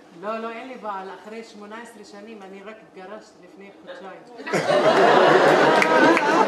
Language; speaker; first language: Hebrew; non-native, local second language; Arabic